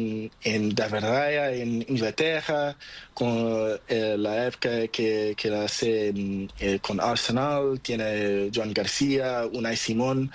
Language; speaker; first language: Spanish; non-native, learner; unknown